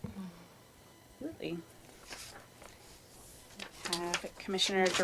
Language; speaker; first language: English; native; English